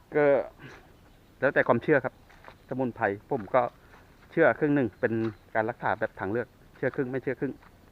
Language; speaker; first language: Thai; non-native, local second language; Northeastern Thai